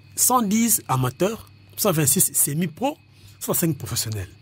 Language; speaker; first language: French; non-native, local second language; Lingala